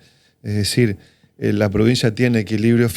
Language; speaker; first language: Spanish; native; Spanish